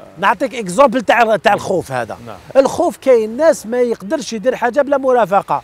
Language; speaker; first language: Arabic; native; Arabic